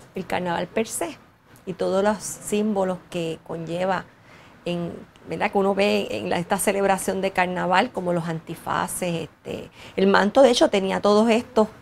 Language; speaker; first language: Spanish; native; Spanish